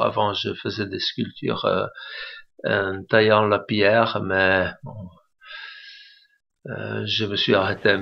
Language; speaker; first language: French; non-native, fluent; Czech